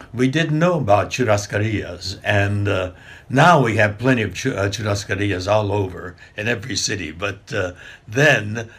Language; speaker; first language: English; native; English